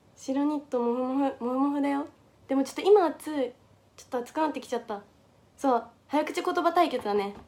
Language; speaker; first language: Japanese; native; Japanese